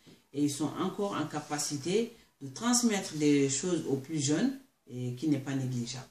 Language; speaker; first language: French; non-native, local second language; Mandingo